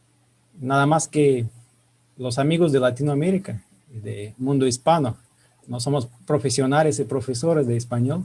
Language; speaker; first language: Spanish; non-native, fluent; Russian